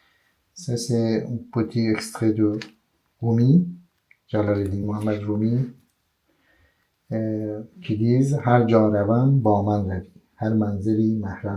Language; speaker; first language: French; non-native, fluent; Persian